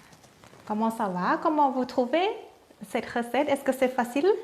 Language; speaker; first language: French; non-native, learner; Thai